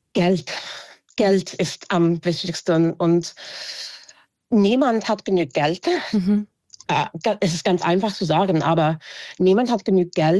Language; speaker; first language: German; non-native, fluent; English